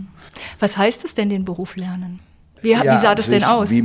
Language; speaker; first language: German; native; German